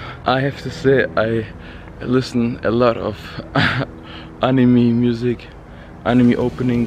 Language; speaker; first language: English; non-native, fluent; German